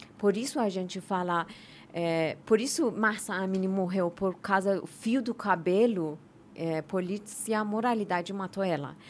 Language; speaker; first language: Portuguese; non-native, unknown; Persian